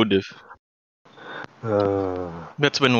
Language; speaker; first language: English; non-native, local second language; Malay